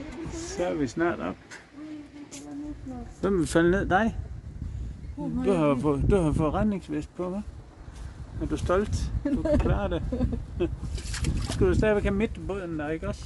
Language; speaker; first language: Danish; native; Danish